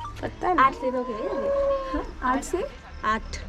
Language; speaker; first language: Hindi; non-native, local second language; Telugu